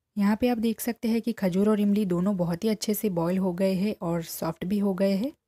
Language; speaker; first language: Hindi; non-native, local second language; Gujarati